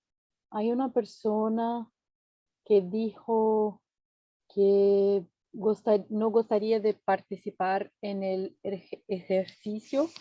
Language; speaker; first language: Spanish; non-native, fluent; Portuguese